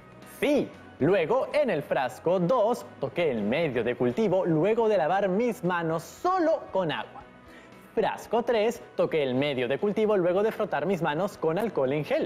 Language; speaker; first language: Spanish; native; Spanish